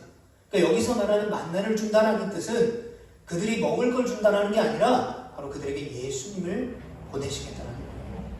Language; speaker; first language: Korean; native; Korean